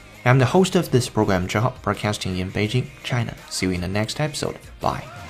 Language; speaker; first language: English; non-native, fluent; Chinese